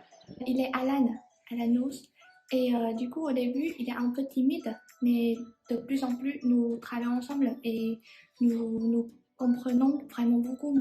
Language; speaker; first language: French; non-native, learner; Vietnamese